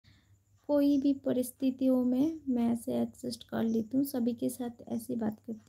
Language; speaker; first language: Hindi; non-native, local second language; Bangla